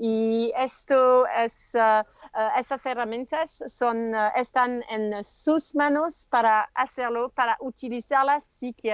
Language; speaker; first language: Spanish; non-native, learner; French